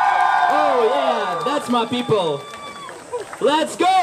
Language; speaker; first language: English; non-native, learner; Ukrainian